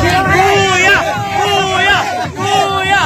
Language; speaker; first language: Filipino; non-native, local second language; Cebuano